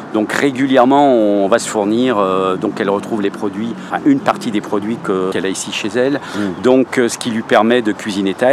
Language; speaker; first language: French; native; French